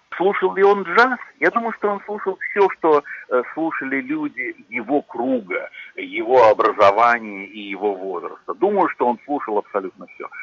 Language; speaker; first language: Russian; native; Russian